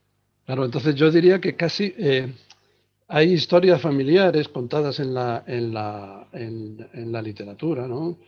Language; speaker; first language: Spanish; native; Spanish